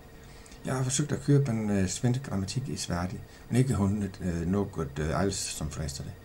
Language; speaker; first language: Swedish; non-native, learner; Danish